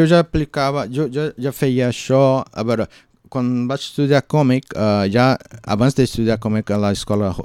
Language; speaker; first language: Catalan; non-native, learner; Portuguese